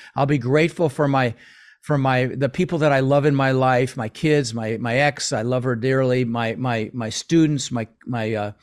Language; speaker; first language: English; early bilingual, other home language; Dutch